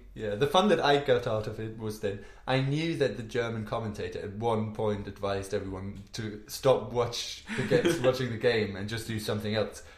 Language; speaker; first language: English; non-native, fluent; German